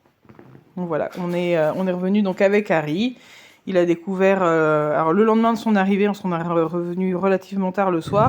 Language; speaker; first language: French; native; French